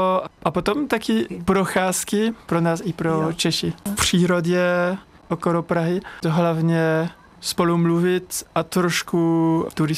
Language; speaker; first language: Czech; non-native, learner; French